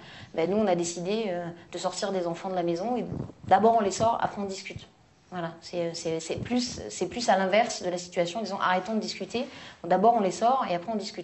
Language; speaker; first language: French; native; French